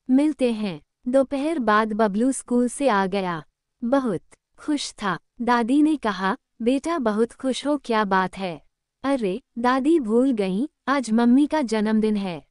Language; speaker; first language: Hindi; native; Hindi